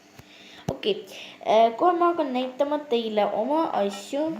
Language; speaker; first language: Estonian; non-native, local second language; Russian